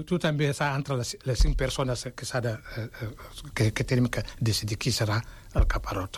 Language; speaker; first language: Catalan; non-native, fluent; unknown